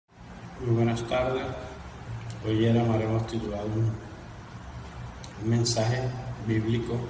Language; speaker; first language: Spanish; native; Spanish